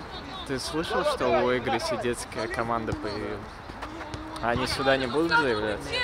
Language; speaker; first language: Russian; native; Russian